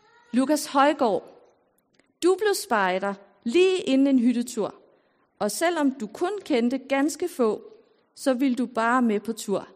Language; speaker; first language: Danish; native; Danish